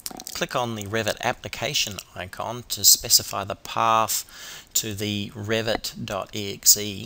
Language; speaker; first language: English; native; English